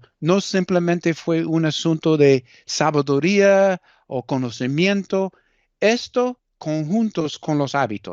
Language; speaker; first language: Spanish; early bilingual, heritage; Spanish